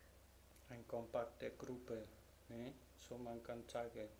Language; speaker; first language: German; non-native, learner; Spanish